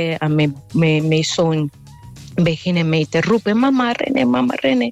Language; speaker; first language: Dutch; non-native, local second language; Papiamento